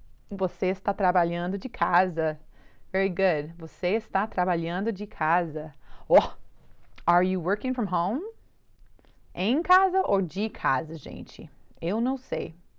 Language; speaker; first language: Portuguese; non-native, learner; English